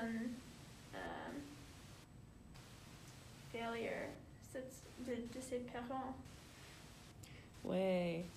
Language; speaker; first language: French; non-native, learner; English